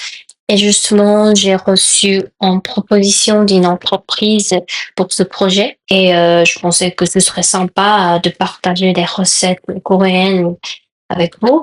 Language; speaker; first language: French; non-native, fluent; Korean